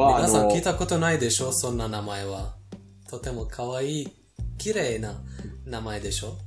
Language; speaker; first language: Japanese; non-native, fluent; Persian